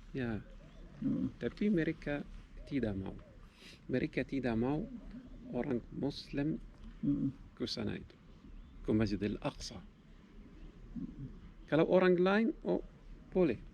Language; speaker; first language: Indonesian; non-native, learner; Arabic